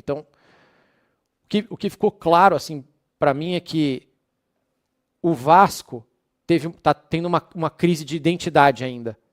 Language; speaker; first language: Portuguese; native; Portuguese